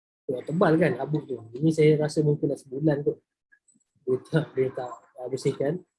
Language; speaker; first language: Malay; native; Malay